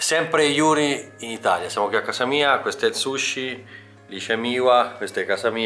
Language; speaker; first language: Italian; native; Italian